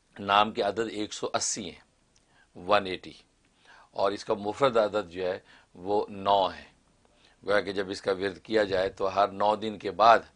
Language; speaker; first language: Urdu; non-native, local second language; Kashmiri